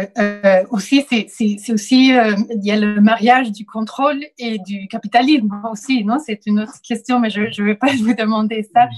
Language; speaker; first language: French; non-native, fluent; Spanish